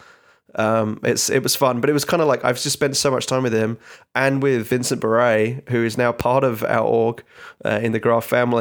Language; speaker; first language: English; native; English